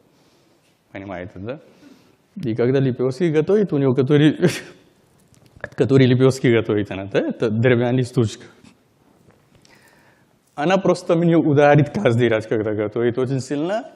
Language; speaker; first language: Russian; non-native, learner; Hindi